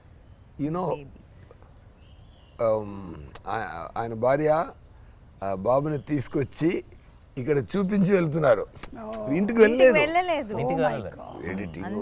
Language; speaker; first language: Telugu; non-native, learner; Tamil